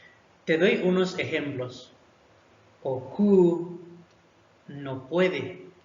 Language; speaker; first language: Spanish; non-native, local second language; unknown